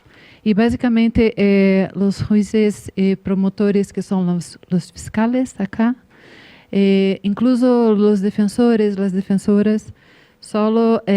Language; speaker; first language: Spanish; non-native, learner; Portuguese